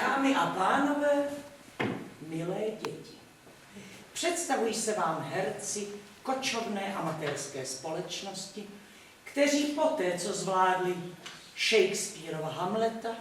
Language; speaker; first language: Czech; early bilingual, heritage; Czech